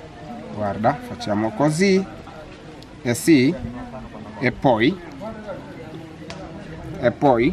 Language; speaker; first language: Italian; non-native, learner; Swahili